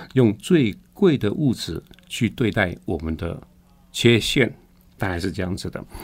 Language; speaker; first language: Chinese; native; Chinese